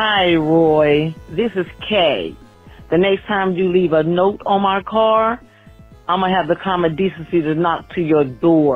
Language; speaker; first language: English; native; English